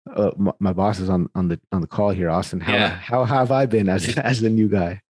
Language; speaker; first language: English; native; English